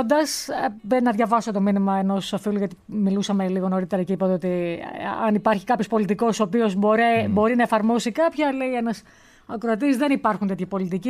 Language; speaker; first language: Greek; native; Greek